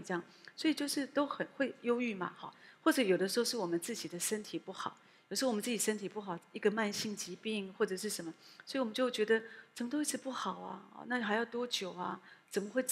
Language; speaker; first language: Chinese; native; Chinese